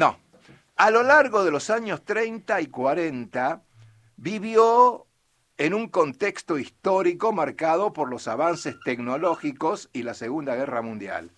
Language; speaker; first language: Spanish; native; Spanish